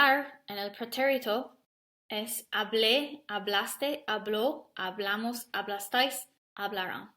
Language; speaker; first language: Spanish; non-native, learner; English